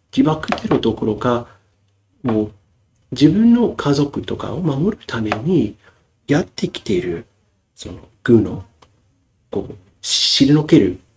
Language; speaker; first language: Japanese; non-native, fluent; English